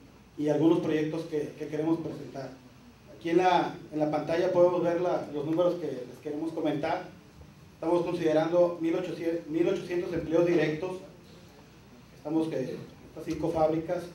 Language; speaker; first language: Spanish; native; Spanish